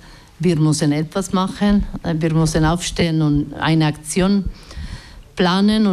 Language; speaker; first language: German; non-native, learner; Basque